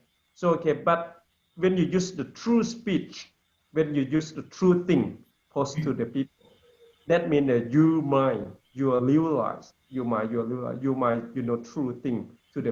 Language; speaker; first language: English; non-native, learner; Lao